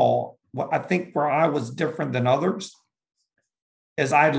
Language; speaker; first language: English; native; English